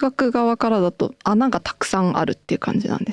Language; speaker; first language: Japanese; native; Japanese